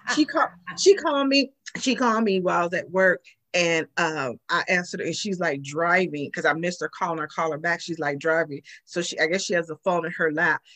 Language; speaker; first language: English; native; English